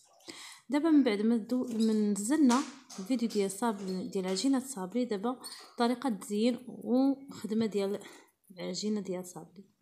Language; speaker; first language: Arabic; native; Arabic